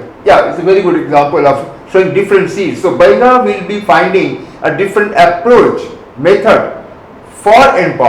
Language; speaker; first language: English; non-native, local second language; Bangla